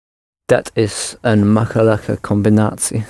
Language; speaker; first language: Dutch; non-native, learner; English